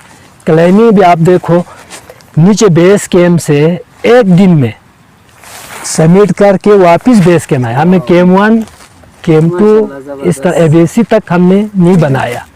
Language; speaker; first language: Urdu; non-native, local second language; Balti